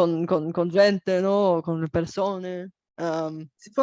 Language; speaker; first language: Italian; non-native, fluent; Bulgarian